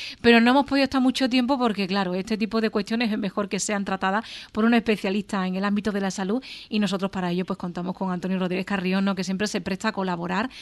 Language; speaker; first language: Spanish; native; Spanish